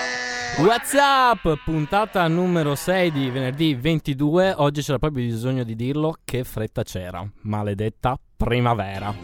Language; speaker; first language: Italian; native; Italian